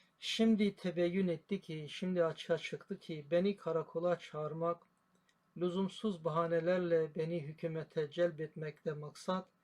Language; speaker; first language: Turkish; native; Turkish